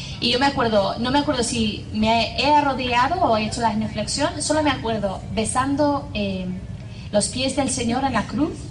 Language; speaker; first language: Spanish; non-native, fluent; English